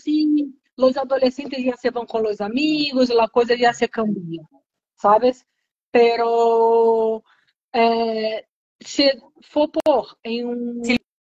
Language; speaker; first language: Spanish; non-native, learner; Portuguese